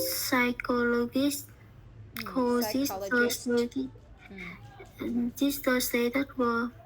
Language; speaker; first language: English; non-native, learner; Vietnamese